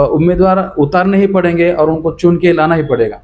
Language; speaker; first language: Hindi; non-native, local second language; Marathi